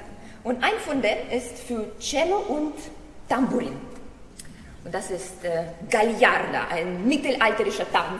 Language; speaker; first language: German; non-native, fluent; Russian